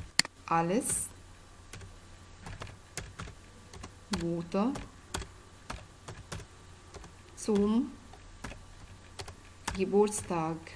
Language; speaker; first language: German; non-native, fluent; Arabic